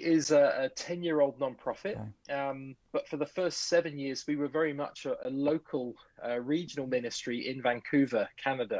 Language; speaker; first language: English; native; English